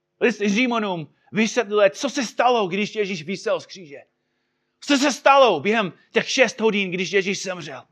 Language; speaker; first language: Czech; non-native, fluent; English